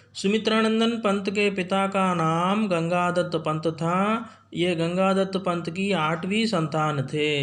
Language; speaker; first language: Hindi; non-native, local second language; Telugu